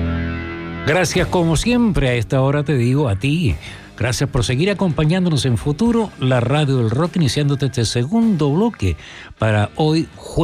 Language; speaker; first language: Spanish; native; Spanish